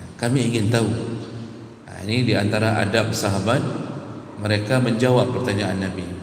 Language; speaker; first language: Malay; non-native, local second language; Achinese